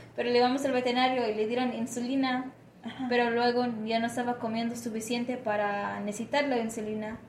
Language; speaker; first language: Spanish; early bilingual, heritage; Spanish